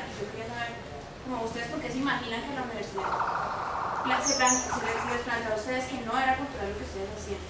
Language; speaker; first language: Spanish; non-native, learner; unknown